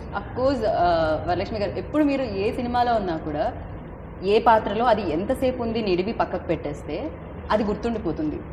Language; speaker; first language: Telugu; native; Telugu